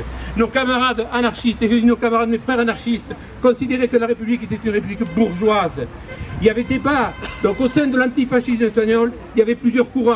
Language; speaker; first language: French; native; French